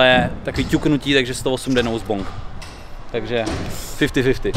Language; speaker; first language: Czech; native; Czech